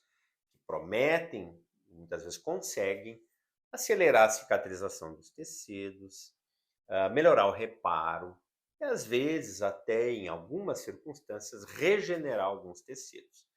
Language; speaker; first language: Portuguese; native; Portuguese